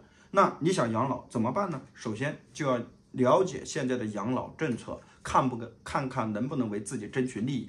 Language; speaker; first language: Chinese; native; Chinese